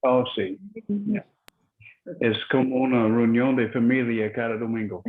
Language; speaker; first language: Spanish; non-native, learner; English